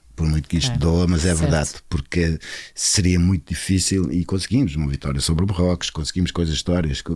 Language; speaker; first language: Portuguese; non-native, local second language; Kabuverdianu